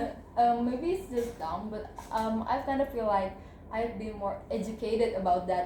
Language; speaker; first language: English; non-native, learner; Indonesian